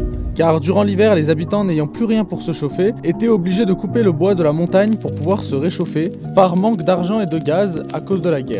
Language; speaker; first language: French; native; French